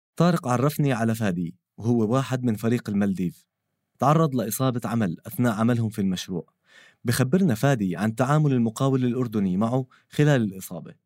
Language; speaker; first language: Arabic; native; Arabic